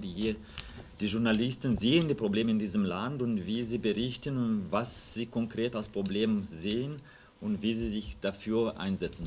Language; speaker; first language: German; non-native, fluent; Russian